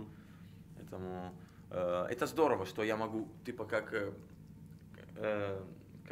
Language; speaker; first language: Russian; non-native, learner; Italian